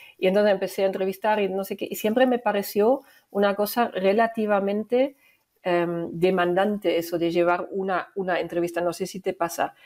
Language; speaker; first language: Spanish; non-native, fluent; German